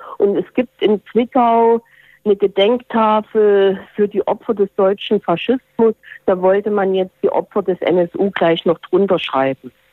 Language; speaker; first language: German; native; German